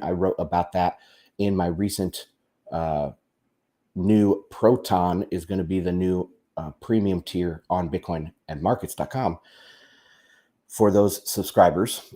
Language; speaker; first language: English; native; English